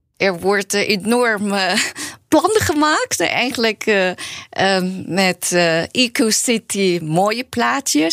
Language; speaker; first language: Dutch; non-native, learner; Chinese